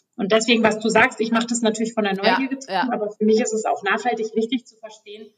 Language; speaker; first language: German; native; German